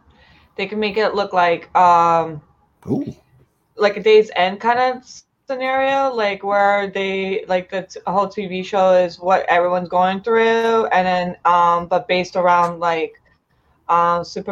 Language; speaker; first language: English; non-native, fluent; Uzbek